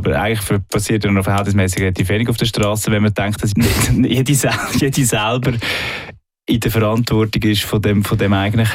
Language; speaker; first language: German; native; German